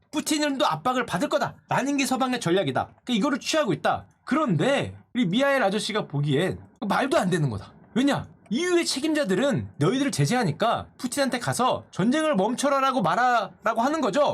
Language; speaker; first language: Korean; native; Korean